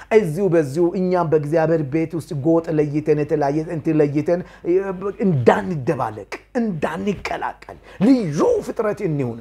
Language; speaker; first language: Amharic; non-native, local second language; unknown